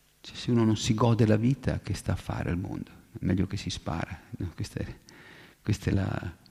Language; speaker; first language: Italian; native; Italian